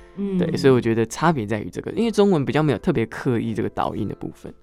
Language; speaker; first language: Chinese; non-native, local second language; Hakka Chinese